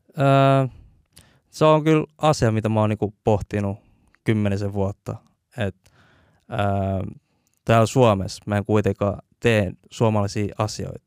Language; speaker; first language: Finnish; early bilingual, other home language; Vietnamese